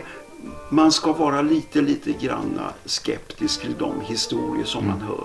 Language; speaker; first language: Swedish; native; Swedish